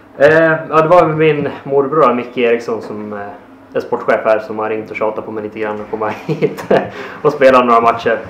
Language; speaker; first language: Swedish; early bilingual, heritage; Swedish